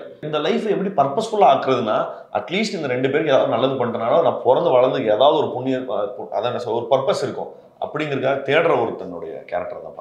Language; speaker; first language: Tamil; native; Tamil